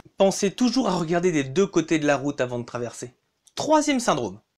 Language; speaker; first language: French; native; French